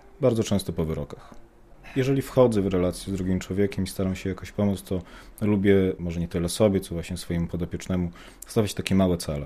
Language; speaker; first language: Polish; native; Polish